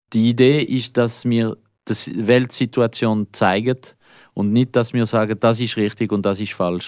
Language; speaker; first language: German; non-native, local second language; French